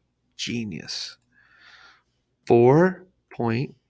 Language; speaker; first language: English; native; English